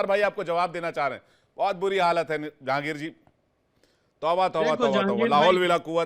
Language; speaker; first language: Hindi; native; Hindi